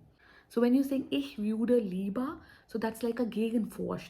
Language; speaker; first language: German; non-native, fluent; Hindi